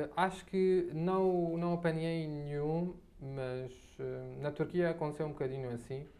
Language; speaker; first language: Portuguese; non-native, fluent; Arabic